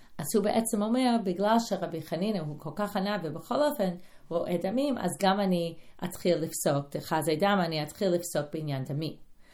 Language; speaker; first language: Hebrew; non-native, fluent; English